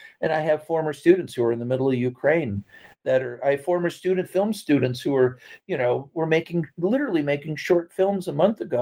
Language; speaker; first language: English; native; English